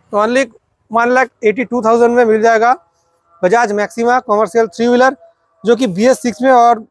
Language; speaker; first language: Hindi; non-native, local second language; Bangla